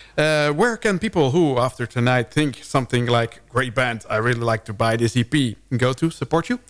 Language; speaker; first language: English; non-native, fluent; Dutch